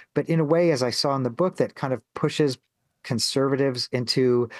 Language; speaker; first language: English; native; English